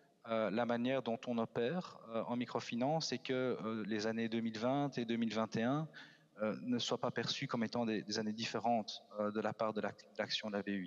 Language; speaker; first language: French; native; French